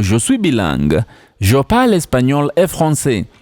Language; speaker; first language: French; non-native, fluent; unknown